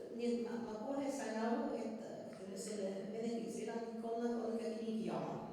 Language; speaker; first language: Estonian; non-native, fluent; French